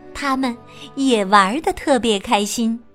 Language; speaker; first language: Chinese; native; Chinese